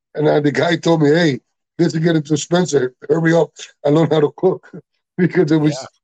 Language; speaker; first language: English; non-native, learner; Spanish